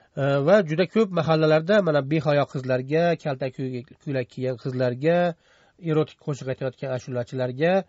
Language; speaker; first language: Uzbek; native; Uzbek